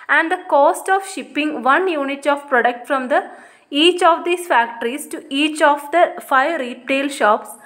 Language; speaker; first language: English; non-native, local second language; Malayalam